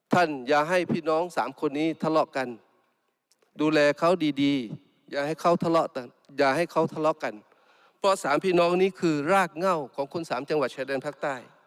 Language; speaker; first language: Thai; non-native, local second language; Malay